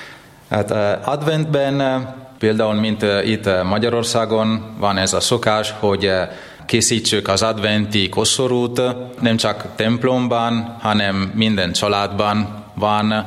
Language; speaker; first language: Hungarian; non-native, fluent; Italian